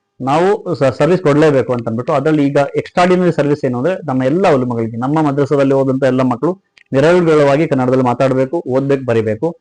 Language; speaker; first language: Kannada; non-native, local second language; Urdu